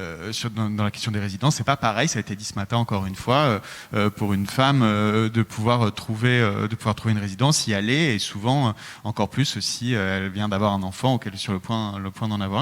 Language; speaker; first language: French; native; French